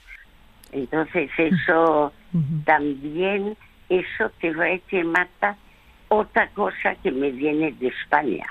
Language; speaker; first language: Spanish; early bilingual, other home language; French